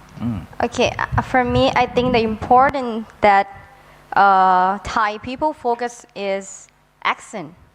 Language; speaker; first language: English; non-native, learner; Thai